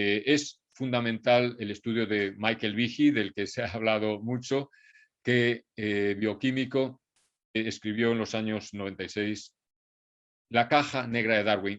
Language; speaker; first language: Spanish; native; Spanish